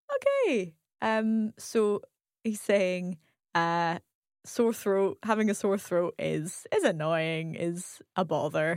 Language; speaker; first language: English; native; English